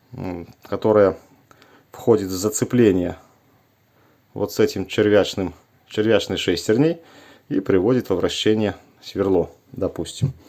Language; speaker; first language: Russian; native; Russian